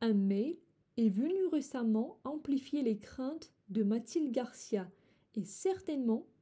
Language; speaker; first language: French; non-native, fluent; Russian